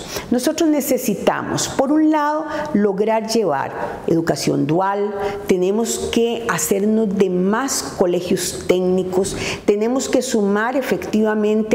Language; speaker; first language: Spanish; native; Spanish